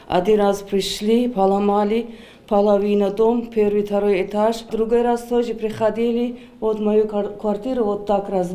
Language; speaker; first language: Russian; non-native, local second language; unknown